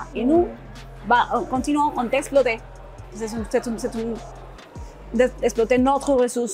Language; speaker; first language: French; non-native, learner; Spanish